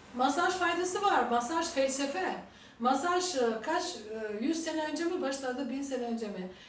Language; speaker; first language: Turkish; non-native, fluent; Albanian